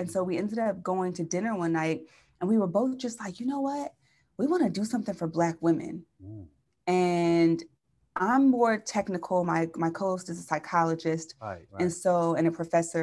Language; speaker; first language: English; native; English